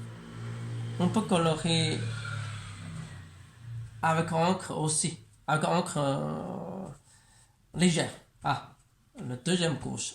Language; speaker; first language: French; non-native, learner; Chinese